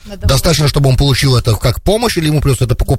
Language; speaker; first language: Russian; native; Russian